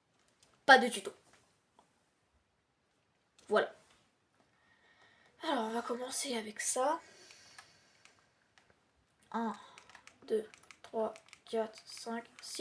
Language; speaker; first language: French; native; French